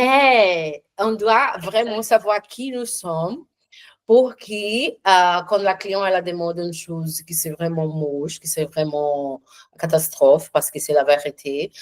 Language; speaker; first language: French; non-native, learner; Portuguese